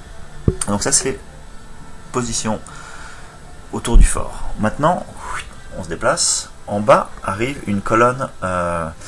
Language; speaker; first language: French; native; French